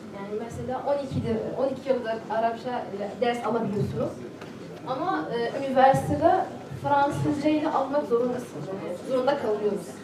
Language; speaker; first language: Turkish; non-native, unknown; Arabic